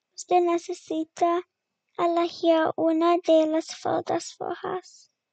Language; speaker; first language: Spanish; non-native, learner; English